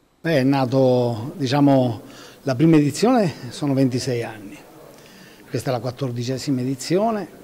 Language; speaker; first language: Italian; native; Italian